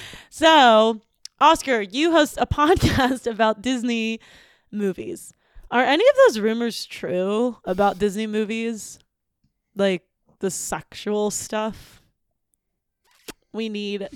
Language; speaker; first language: English; native; English